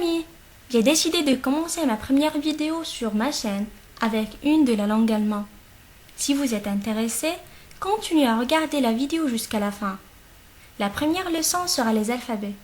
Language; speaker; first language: French; non-native, local second language; Arabic